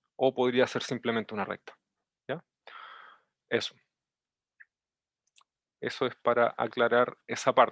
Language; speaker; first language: Spanish; native; Spanish